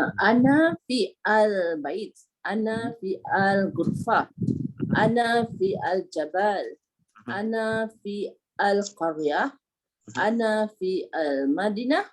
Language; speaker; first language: Arabic; non-native, learner; Malay